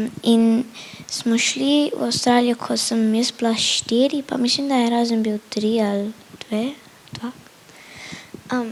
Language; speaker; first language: Slovenian; early bilingual, heritage; Slovenian